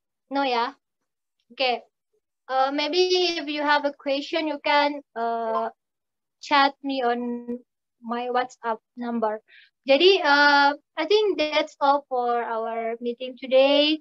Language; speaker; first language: English; non-native, learner; Indonesian